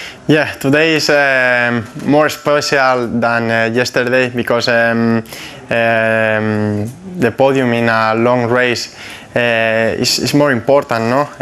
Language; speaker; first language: English; non-native, fluent; Spanish